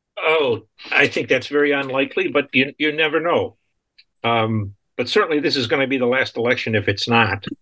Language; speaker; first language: English; native; English